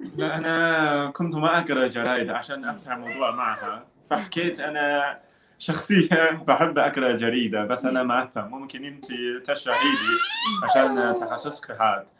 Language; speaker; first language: Arabic; non-native, learner; Chinese